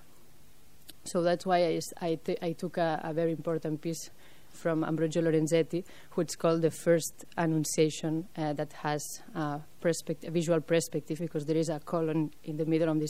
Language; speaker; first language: English; non-native, fluent; French